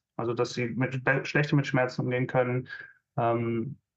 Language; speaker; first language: German; native; German